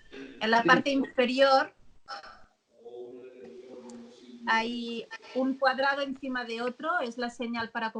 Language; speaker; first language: Spanish; native; Spanish